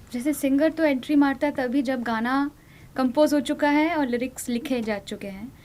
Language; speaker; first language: Hindi; non-native, local second language; Bangla